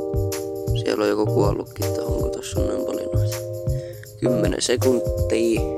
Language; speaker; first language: Finnish; native; Finnish